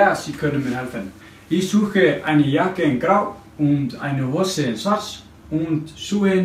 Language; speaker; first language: German; non-native, learner; Icelandic